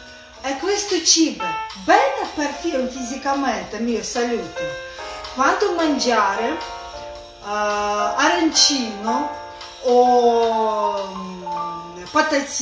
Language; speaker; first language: Italian; non-native, learner; Russian